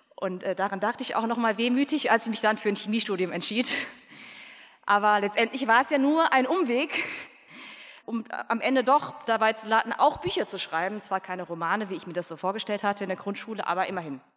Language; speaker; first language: German; early bilingual, other home language; Vietnamese